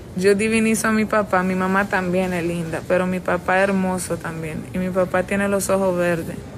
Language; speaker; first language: Spanish; non-native, fluent; Romanian